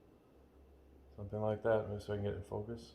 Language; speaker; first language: English; native; English